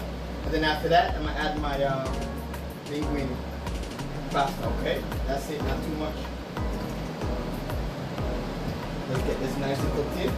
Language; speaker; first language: English; native; English